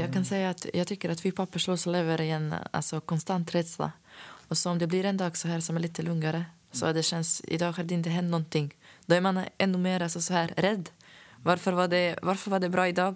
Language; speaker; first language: Swedish; non-native, fluent; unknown